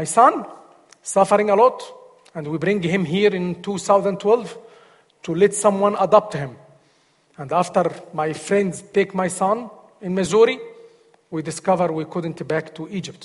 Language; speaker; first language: English; non-native, learner; Arabic